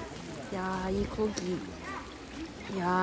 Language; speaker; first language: Korean; non-native, learner; Cantonese